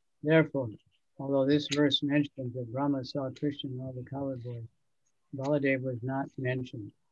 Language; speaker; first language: English; native; English